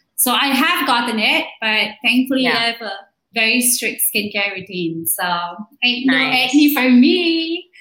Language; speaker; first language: English; non-native, local second language; Malay